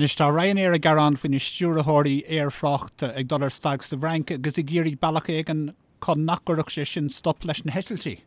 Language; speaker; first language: Irish; native; Irish